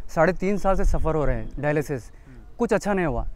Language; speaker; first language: Hindi; non-native, local second language; Urdu